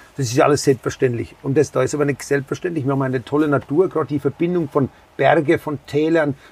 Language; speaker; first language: German; native; German